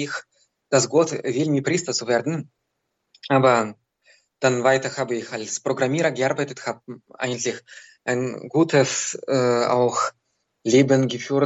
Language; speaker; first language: German; non-native, learner; Belarusian